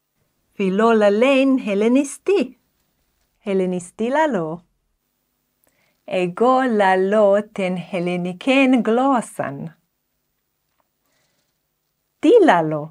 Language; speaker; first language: Greek; non-native, fluent; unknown